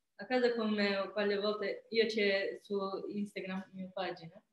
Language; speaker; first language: Italian; non-native, learner; Azerbaijani